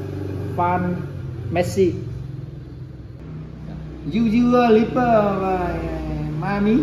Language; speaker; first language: English; non-native, learner; Vietnamese